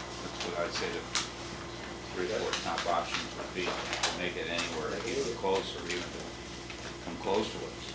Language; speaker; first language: English; native; English